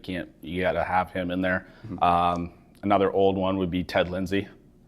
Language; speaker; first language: English; native; English